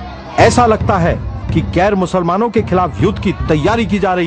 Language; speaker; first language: Hindi; native; Hindi